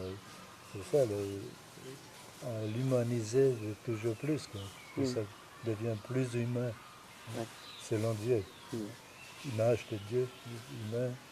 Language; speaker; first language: French; non-native, fluent; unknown